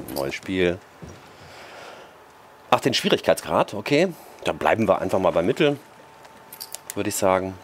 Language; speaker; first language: German; native; German